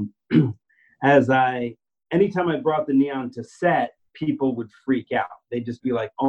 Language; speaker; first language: English; native; English